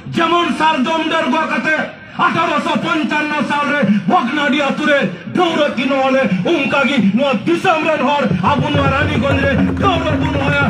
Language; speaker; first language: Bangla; non-native, local second language; Santali